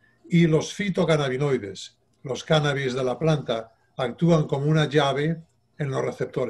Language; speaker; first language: Spanish; native; Spanish